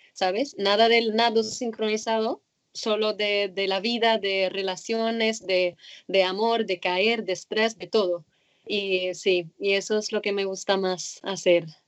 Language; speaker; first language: Spanish; non-native, fluent; Arabic